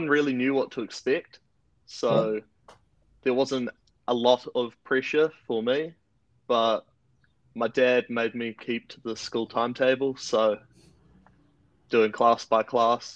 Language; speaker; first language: English; native; English